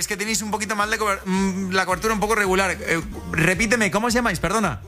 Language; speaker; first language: Spanish; native; Spanish